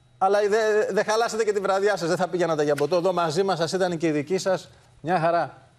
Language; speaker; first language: Greek; native; Greek